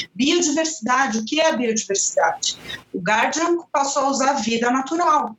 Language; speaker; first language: Portuguese; non-native, fluent; Spanish